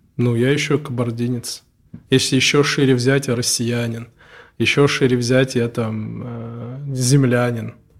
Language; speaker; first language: Russian; native; Russian